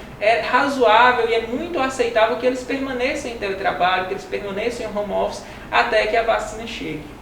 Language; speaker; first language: Portuguese; native; Portuguese